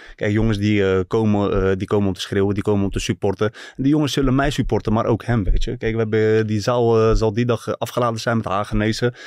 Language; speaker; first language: Dutch; early bilingual, other home language; Turkish